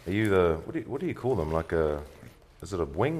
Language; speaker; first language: English; native; English